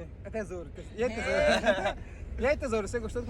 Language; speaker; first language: Portuguese; native; Portuguese